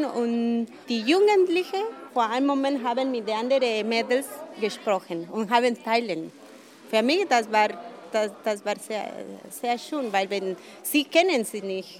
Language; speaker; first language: German; non-native, learner; Spanish